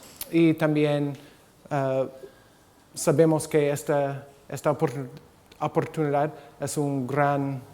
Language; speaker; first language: Spanish; non-native, fluent; English